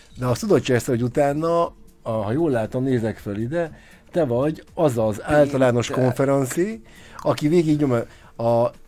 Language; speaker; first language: Hungarian; native; Hungarian